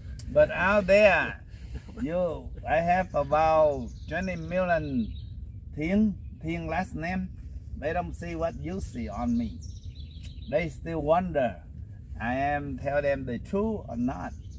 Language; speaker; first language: English; non-native, learner; Vietnamese